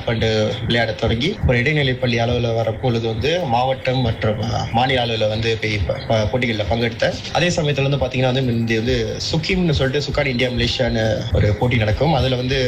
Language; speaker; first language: Tamil; early bilingual, heritage; Tamil